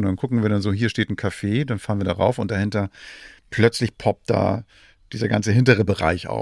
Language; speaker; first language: German; native; German